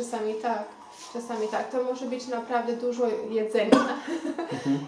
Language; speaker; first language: Polish; non-native, learner; Xhosa